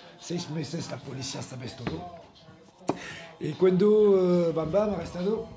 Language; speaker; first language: Spanish; non-native, learner; French